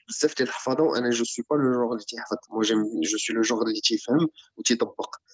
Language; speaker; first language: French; non-native, local second language; Arabic